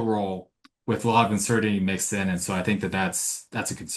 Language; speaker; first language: English; native; English